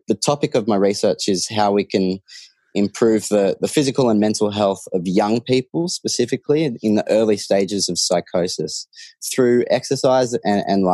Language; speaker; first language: English; native; English